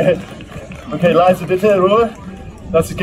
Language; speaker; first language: German; non-native, learner; English